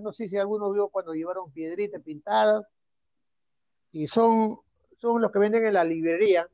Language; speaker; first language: Spanish; native; Spanish